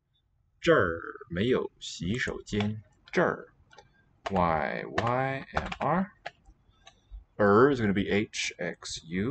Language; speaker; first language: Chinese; non-native, learner; English